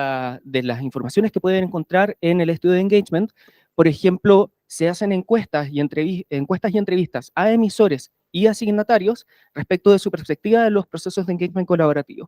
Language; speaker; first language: Spanish; native; Spanish